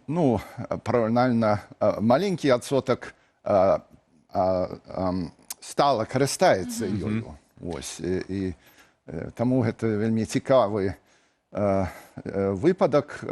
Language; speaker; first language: Belarusian; non-native, fluent; English